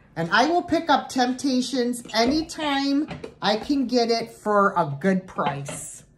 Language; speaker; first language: English; native; English